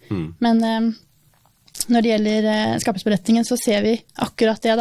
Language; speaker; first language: Norwegian; native; Norwegian